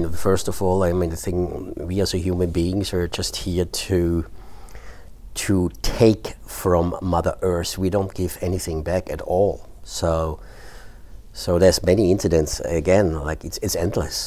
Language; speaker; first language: English; non-native, fluent; German